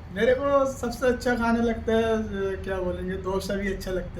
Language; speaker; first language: Hindi; native; Hindi